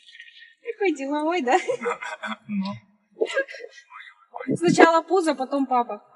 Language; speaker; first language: Russian; native; Russian